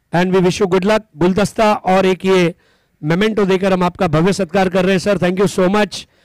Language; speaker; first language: Hindi; non-native, local second language; Marathi